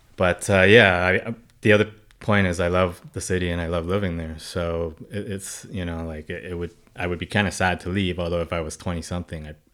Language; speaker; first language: English; non-native, local second language; Cantonese